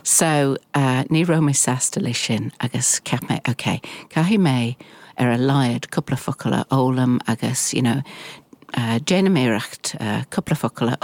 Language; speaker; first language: Irish; non-native, learner; English